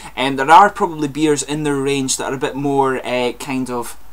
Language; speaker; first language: English; native; English